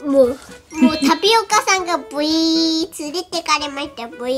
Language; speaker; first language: Japanese; native; Japanese